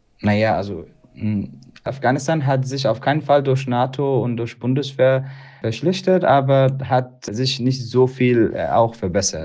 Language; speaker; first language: German; non-native, learner; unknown